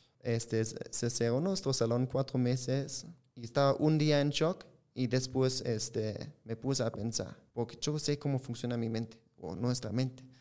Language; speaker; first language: Spanish; non-native, fluent; German